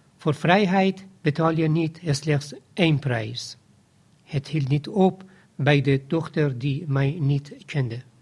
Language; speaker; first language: Dutch; non-native, fluent; Persian